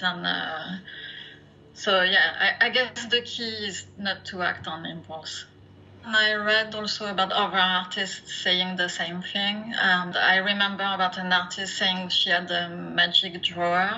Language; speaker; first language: English; non-native, fluent; French